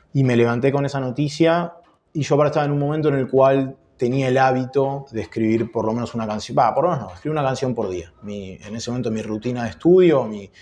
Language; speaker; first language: Spanish; native; Spanish